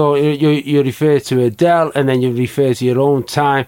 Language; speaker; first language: English; native; English